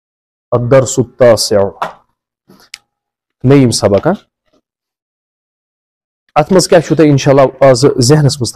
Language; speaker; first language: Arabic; non-native, fluent; Kashmiri